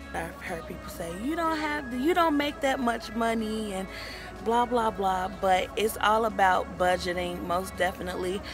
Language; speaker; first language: English; native; English